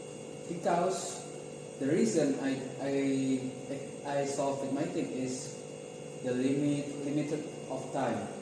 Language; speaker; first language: English; non-native, learner; Indonesian